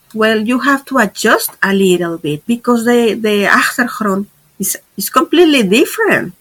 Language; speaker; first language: English; non-native, fluent; Spanish